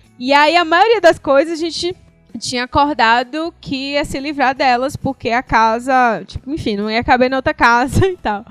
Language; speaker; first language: Portuguese; native; Portuguese